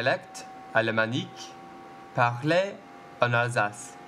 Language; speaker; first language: French; non-native, learner; English